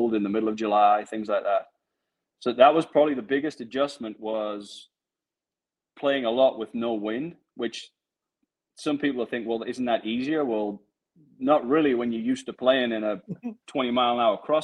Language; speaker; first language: English; native; English